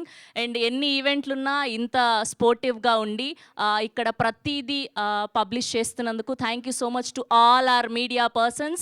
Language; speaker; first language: Telugu; native; Telugu